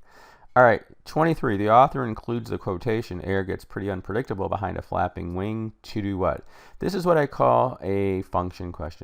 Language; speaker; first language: English; native; English